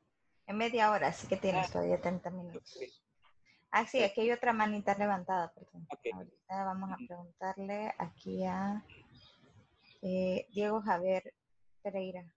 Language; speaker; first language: Spanish; native; Spanish